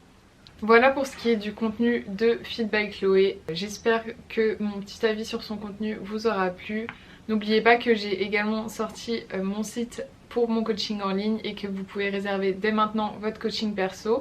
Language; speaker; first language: French; native; French